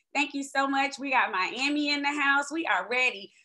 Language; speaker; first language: English; native; English